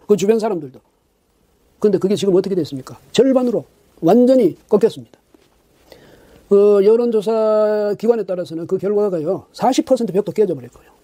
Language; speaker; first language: Korean; native; Korean